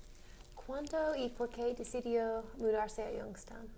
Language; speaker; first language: Spanish; non-native, learner; English